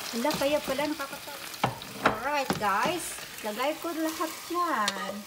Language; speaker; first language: Filipino; non-native, local second language; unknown